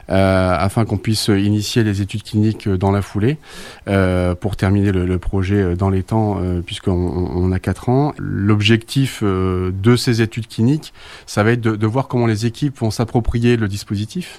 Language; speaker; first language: French; native; French